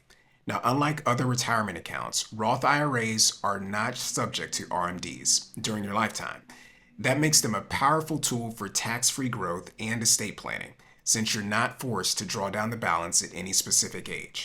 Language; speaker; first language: English; native; English